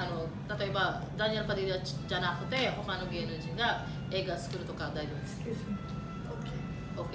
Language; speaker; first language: Japanese; non-native, learner; Filipino